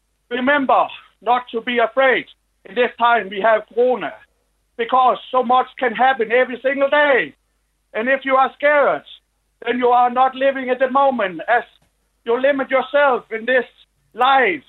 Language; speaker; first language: English; non-native, learner; Danish